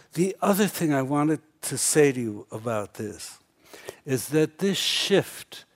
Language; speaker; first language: English; native; English